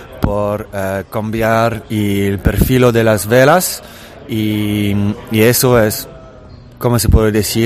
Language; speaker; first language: Spanish; non-native, fluent; Italian